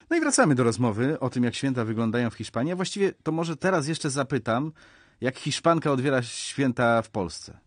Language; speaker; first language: Polish; native; Polish